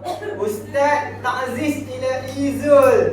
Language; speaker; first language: Arabic; non-native, learner; Malay